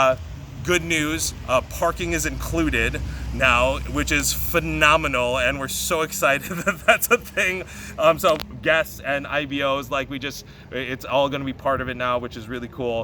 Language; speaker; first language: English; native; English